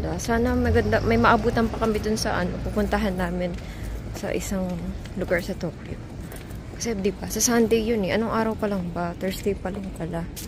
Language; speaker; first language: Filipino; native; Filipino